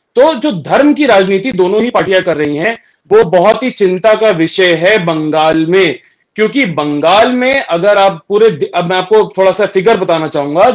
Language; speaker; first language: Hindi; native; Hindi